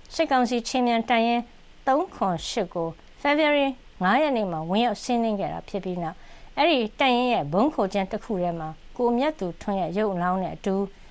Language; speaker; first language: Burmese; native; Burmese